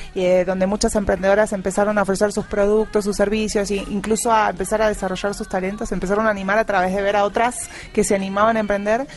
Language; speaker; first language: Spanish; native; Spanish